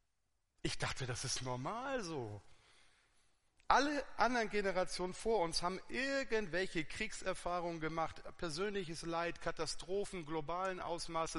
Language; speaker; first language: German; native; German